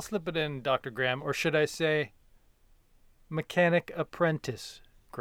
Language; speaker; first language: English; native; English